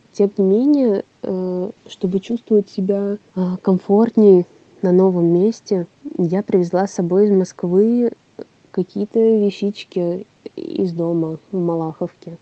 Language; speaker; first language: Russian; native; Russian